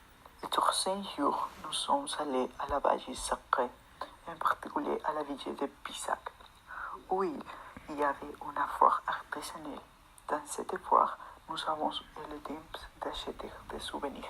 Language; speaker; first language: French; non-native, fluent; Spanish